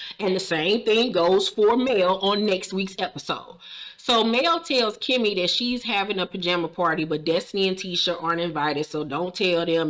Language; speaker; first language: English; native; English